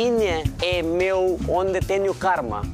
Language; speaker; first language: Portuguese; non-native, learner; Nepali